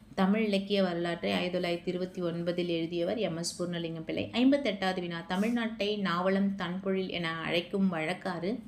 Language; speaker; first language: Tamil; native; Tamil